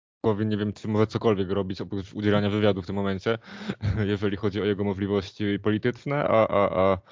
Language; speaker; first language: Polish; native; Polish